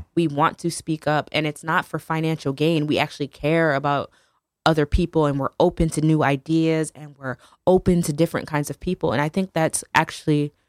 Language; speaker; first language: English; native; English